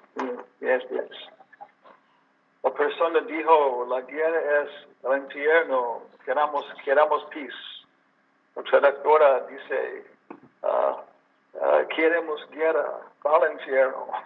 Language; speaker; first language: Spanish; non-native, learner; English